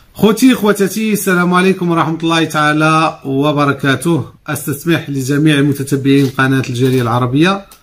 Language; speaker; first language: Arabic; native; Arabic